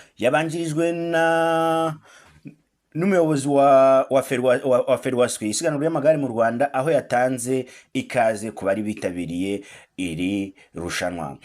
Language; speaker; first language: Kinyarwanda; native; Kinyarwanda